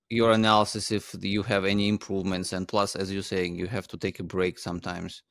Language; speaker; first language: English; non-native, fluent; Uzbek